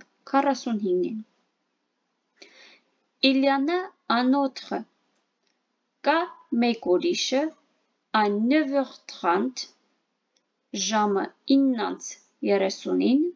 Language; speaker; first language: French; non-native, fluent; Armenian